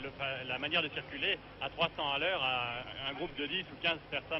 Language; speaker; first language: French; native; French